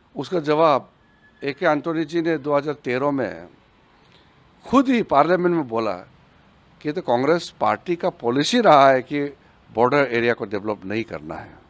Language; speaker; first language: Hindi; non-native, local second language; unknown